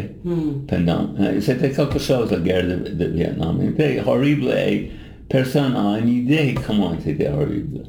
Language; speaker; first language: French; non-native, learner; English